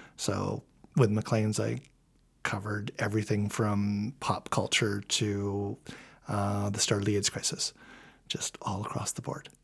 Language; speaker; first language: English; native; English